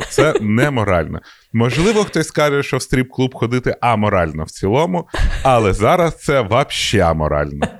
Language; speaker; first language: Ukrainian; non-native, local second language; Russian